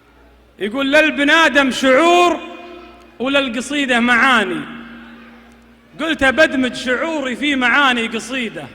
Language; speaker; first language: Arabic; native; Arabic